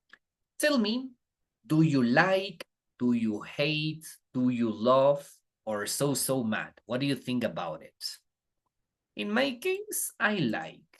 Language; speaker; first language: English; non-native, fluent; Spanish